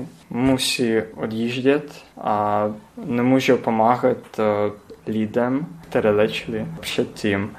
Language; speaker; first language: Czech; non-native, learner; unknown